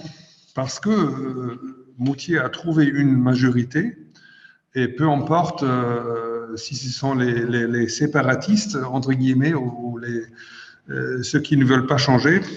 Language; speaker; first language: French; non-native, fluent; German